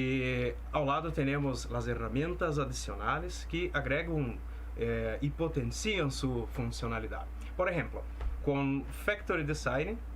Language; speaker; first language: Spanish; non-native, fluent; Portuguese